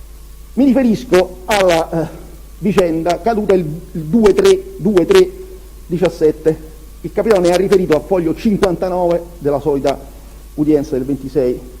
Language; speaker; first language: Italian; native; Italian